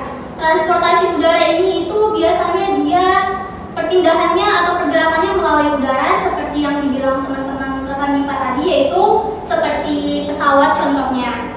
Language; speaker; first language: Indonesian; native; Indonesian